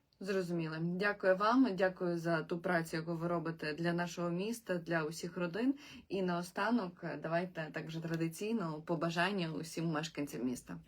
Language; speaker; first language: Ukrainian; native; Ukrainian